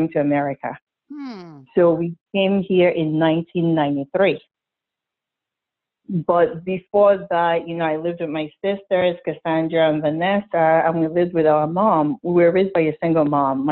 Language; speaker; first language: English; non-native, local second language; Igbo